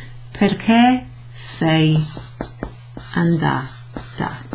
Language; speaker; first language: Italian; non-native, fluent; English